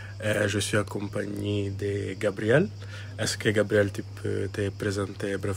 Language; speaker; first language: French; non-native, fluent; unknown